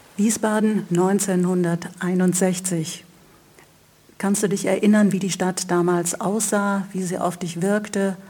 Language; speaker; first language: German; native; German